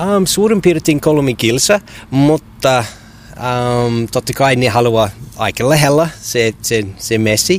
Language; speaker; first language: Finnish; non-native, learner; English